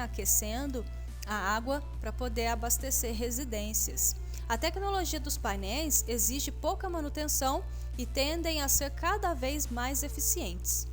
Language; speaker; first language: Portuguese; native; Portuguese